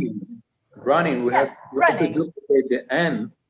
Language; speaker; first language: English; non-native, learner; Spanish